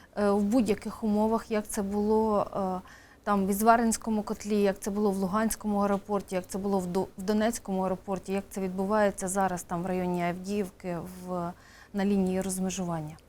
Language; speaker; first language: Ukrainian; native; Ukrainian